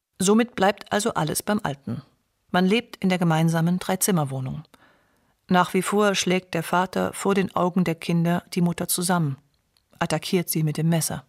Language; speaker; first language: German; native; German